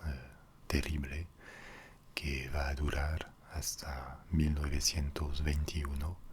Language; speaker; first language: Spanish; non-native, fluent; French